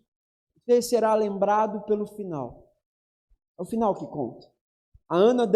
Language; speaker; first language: Portuguese; native; Portuguese